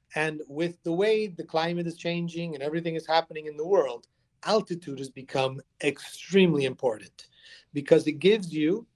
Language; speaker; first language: English; early bilingual, other home language; Italian